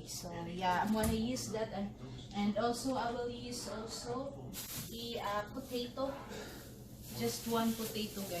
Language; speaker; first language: English; non-native, local second language; Filipino